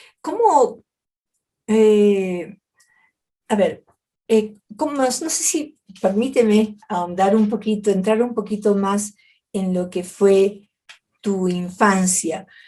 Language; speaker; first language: Spanish; native; Spanish